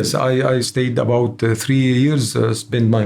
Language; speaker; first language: English; non-native, learner; Arabic